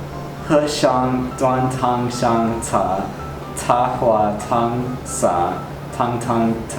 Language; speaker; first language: Chinese; non-native, learner; English